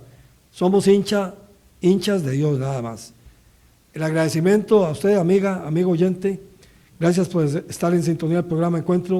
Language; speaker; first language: Spanish; native; Spanish